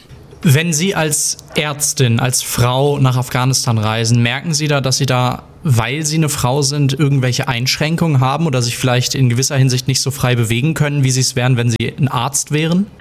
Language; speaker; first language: German; native; German